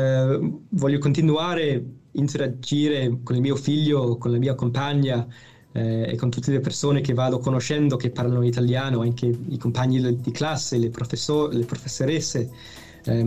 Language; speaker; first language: Italian; non-native, fluent; English